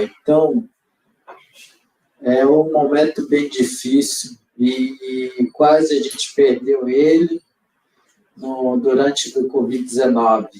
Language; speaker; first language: Portuguese; non-native, local second language; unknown